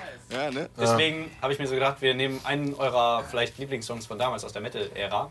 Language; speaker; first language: German; native; German